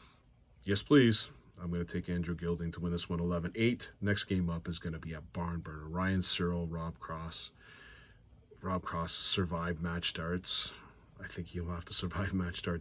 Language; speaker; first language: English; native; English